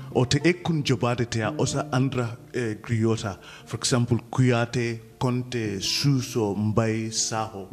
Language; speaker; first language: Danish; non-native, fluent; Mandingo